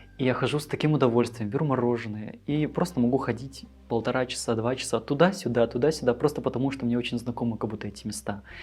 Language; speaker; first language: Russian; native; Russian